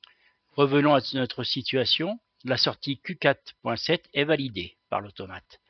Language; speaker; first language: French; native; French